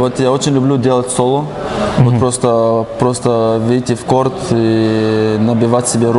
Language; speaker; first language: Russian; early bilingual, heritage; Russian